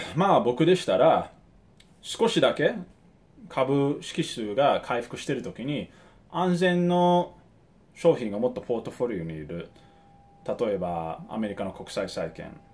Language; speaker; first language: Japanese; early bilingual, heritage; Japanese